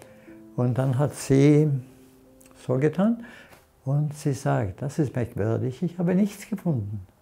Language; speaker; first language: German; non-native, fluent; Norwegian